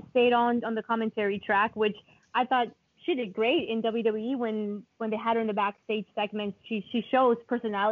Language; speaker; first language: English; non-native, fluent; Spanish